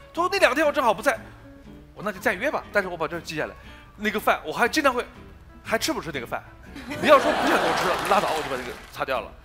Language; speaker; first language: Chinese; native; Chinese